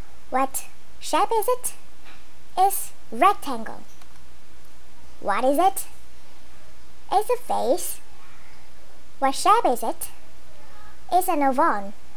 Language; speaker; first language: English; non-native, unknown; Vietnamese